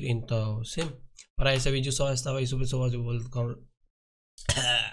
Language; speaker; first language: Portuguese; non-native, learner; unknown